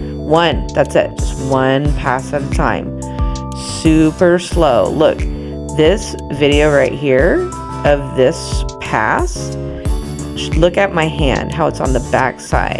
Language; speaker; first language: English; native; English